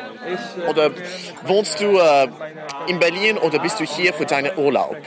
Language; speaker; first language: German; non-native, learner; Norwegian